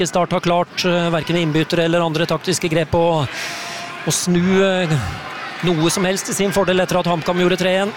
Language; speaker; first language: Norwegian; native; Norwegian